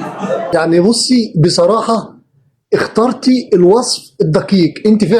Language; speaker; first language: Arabic; native; Arabic